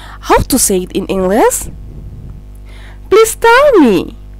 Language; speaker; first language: English; non-native, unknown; Indonesian